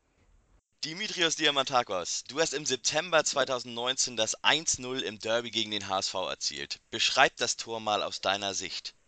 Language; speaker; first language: German; native; German